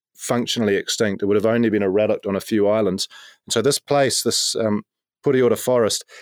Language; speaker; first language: English; native; English